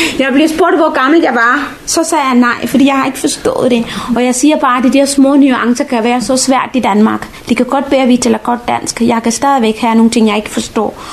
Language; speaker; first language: Danish; non-native, fluent; Tamil